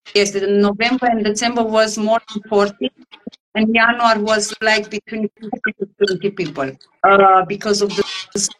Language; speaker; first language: English; non-native, learner; Romanian